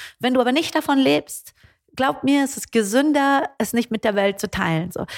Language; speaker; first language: German; early bilingual, other home language; Persian